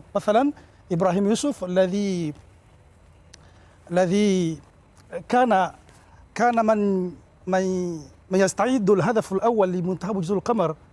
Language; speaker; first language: Arabic; non-native, local second language; Comorian